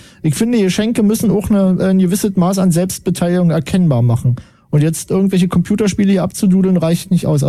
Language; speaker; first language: German; native; German